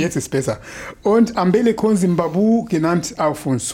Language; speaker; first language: German; non-native, fluent; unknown